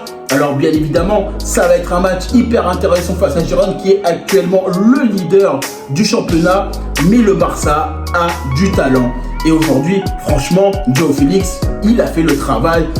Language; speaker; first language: French; native; French